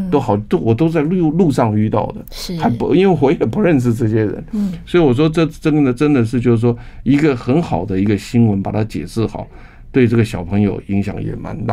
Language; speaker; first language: Chinese; native; Chinese